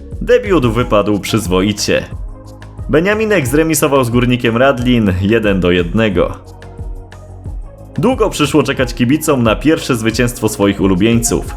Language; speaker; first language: Polish; native; Polish